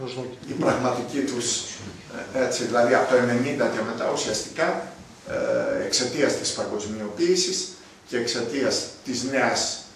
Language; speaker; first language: Greek; native; Greek